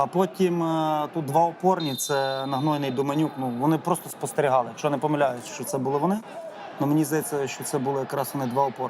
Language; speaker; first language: Ukrainian; native; Ukrainian